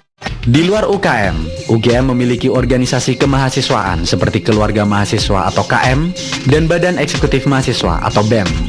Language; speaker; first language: Indonesian; native; Indonesian